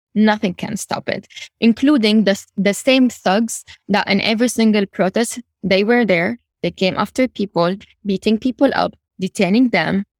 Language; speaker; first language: English; non-native, fluent; Arabic